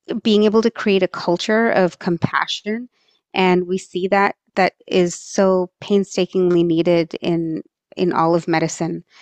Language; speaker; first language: English; early bilingual, other home language; Marathi